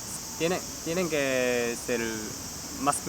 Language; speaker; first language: Spanish; non-native, learner; Japanese